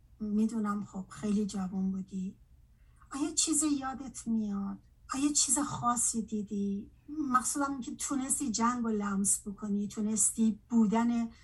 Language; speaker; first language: Persian; native; Persian